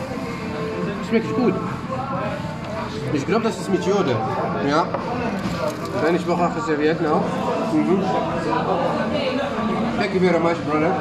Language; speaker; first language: German; non-native, learner; Arabic